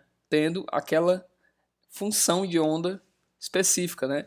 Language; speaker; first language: Portuguese; native; Portuguese